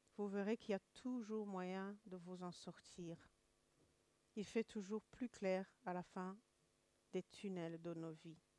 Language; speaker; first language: French; non-native, local second language; Kinyarwanda